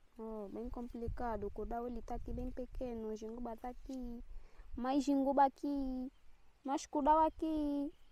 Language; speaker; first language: Portuguese; non-native, local second language; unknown